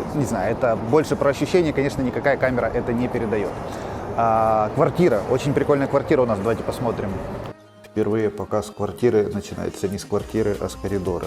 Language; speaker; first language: Russian; native; Russian